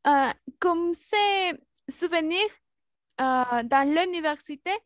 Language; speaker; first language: French; non-native, learner; Spanish